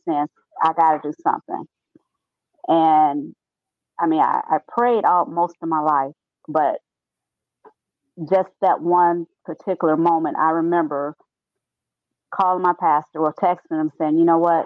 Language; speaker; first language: English; native; English